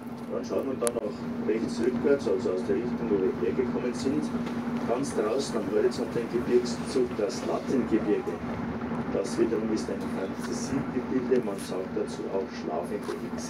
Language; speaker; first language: German; native; German